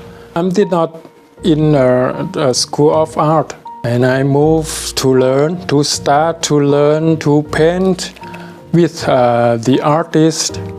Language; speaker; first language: English; non-native, learner; Thai